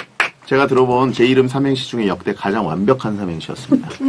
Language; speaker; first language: Korean; native; Korean